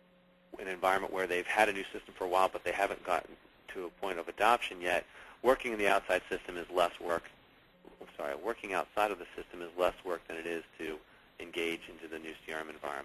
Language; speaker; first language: English; native; English